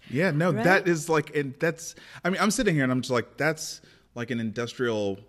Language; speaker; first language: English; native; English